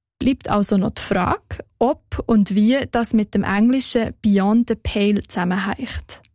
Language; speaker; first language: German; native; German